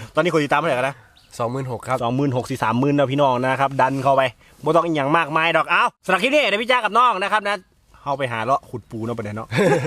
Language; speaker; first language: Thai; native; Thai